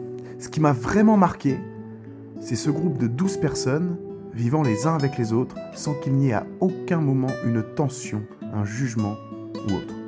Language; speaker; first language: French; native; French